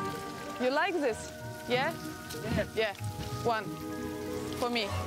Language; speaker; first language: English; non-native, learner; Russian